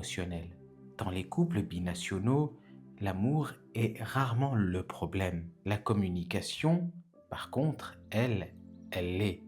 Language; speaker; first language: French; native; French